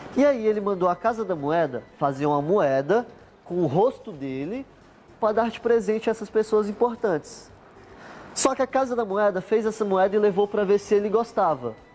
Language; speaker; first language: Portuguese; native; Portuguese